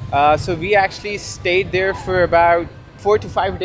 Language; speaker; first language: English; non-native, local second language; Urdu